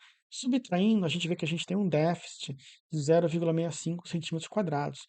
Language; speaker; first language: Portuguese; native; Portuguese